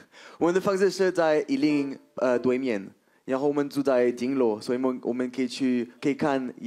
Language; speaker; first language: Chinese; non-native, fluent; French